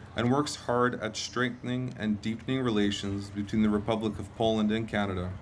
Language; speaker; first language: English; native; English